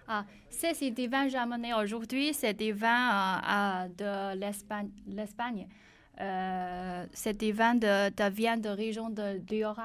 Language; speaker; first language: French; non-native, learner; Chinese